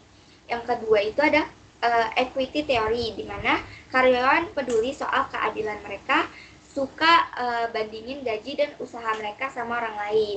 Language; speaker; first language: Indonesian; native; Indonesian